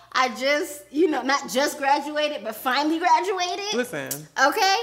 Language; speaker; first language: English; native; English